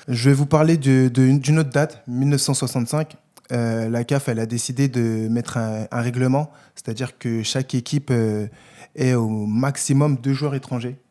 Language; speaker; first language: French; native; French